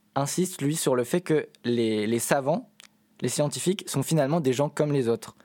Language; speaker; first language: French; native; French